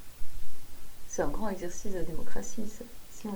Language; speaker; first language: French; native; French